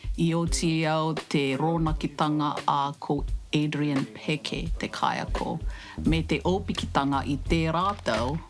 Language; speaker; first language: Māori; non-native, fluent; Malayalam